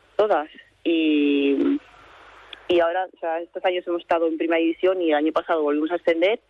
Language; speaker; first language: Spanish; native; Spanish